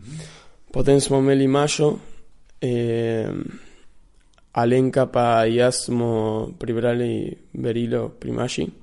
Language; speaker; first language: Slovenian; early bilingual, heritage; Slovenian